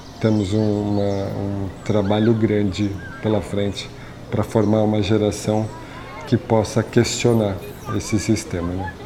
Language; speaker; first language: Portuguese; native; Portuguese